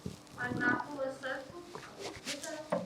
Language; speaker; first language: Arabic; non-native, learner; Urdu